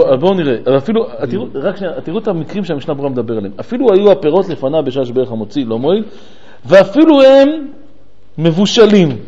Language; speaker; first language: Hebrew; native; Hebrew